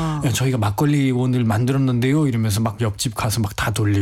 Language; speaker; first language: Korean; non-native, fluent; Nepali